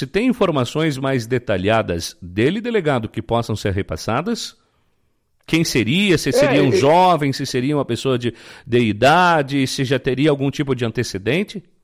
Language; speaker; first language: Portuguese; native; Portuguese